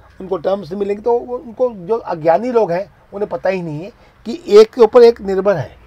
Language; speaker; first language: Hindi; native; Hindi